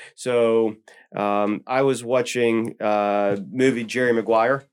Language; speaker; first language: English; native; English